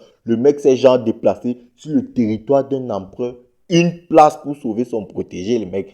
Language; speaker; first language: French; native; French